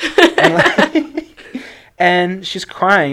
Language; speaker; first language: English; native; English